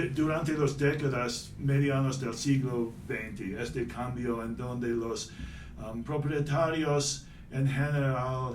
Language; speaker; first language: Spanish; non-native, fluent; English